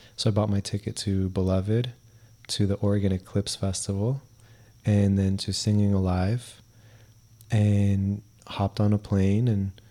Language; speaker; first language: English; early bilingual, other home language; Spanish